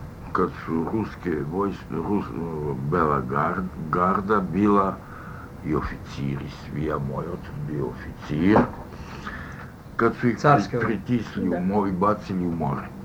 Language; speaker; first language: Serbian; early bilingual, other home language; Russian